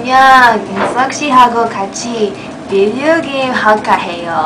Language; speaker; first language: Korean; non-native, learner; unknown